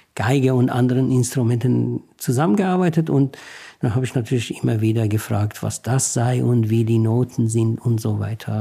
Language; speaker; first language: German; non-native, fluent; Persian